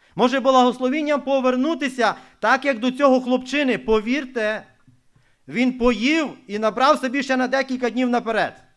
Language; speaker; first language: Ukrainian; non-native, local second language; Russian